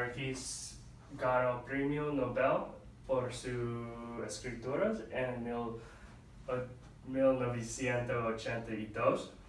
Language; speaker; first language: Spanish; non-native, learner; English